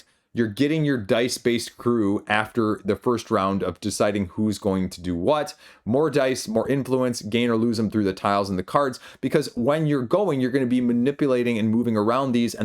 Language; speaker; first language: English; native; English